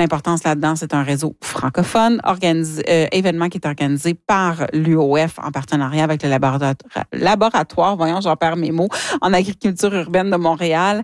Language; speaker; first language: French; native; French